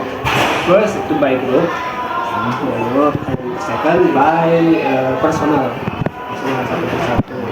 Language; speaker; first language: English; non-native, learner; Indonesian